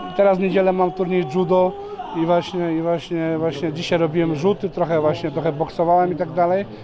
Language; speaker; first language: Polish; non-native, fluent; Serbian